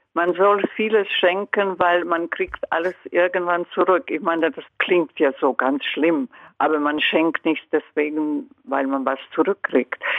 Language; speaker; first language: German; non-native, fluent; Croatian